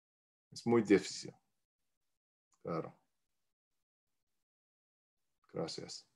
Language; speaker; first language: Spanish; non-native, learner; English